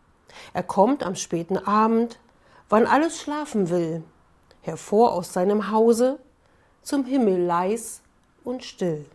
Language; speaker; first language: German; native; German